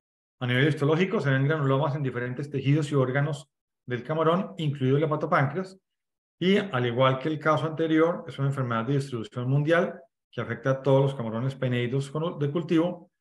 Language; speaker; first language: Spanish; native; Spanish